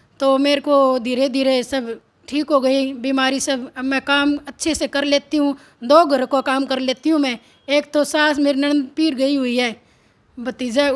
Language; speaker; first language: Hindi; native; Hindi